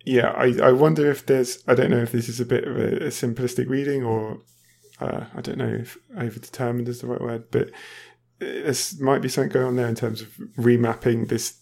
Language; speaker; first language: English; native; English